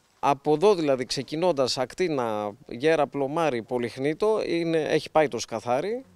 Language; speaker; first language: Greek; native; Greek